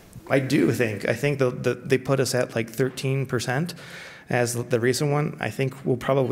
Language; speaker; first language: English; native; English